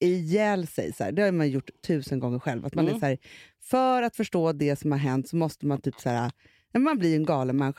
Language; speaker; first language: Swedish; native; Swedish